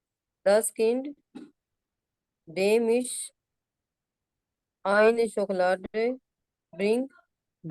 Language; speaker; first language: German; non-native, learner; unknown